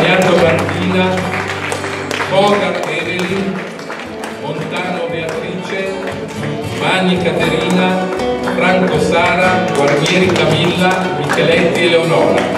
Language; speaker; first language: Italian; native; Italian